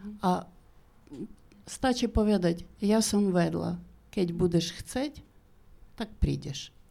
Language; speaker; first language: Slovak; non-native, learner; Ukrainian